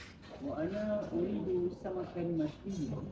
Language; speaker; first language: Arabic; non-native, learner; Malay